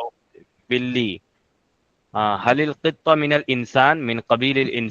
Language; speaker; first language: Arabic; non-native, fluent; Urdu